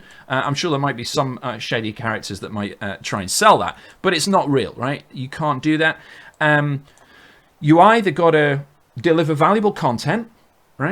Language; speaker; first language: English; native; English